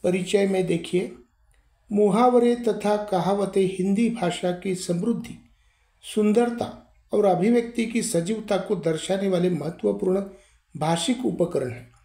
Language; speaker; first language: Hindi; non-native, local second language; Marathi